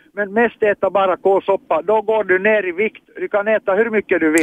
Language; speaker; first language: Swedish; non-native, fluent; Finnish